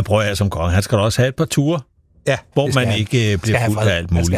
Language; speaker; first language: Danish; native; Danish